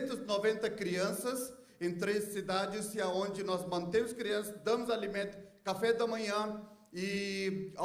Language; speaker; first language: Portuguese; non-native, fluent; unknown